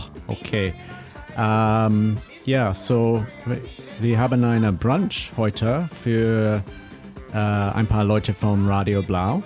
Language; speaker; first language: German; non-native, learner; English